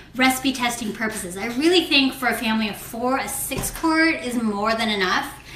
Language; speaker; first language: English; native; English